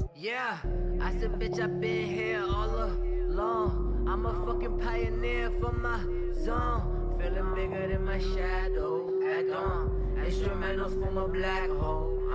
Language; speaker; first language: English; native; English